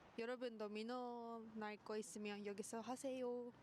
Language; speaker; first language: Korean; non-native, fluent; Japanese